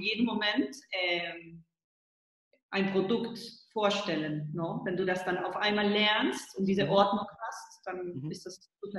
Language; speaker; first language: German; early bilingual, heritage; Spanish